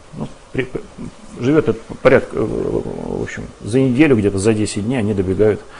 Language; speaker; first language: Russian; native; Russian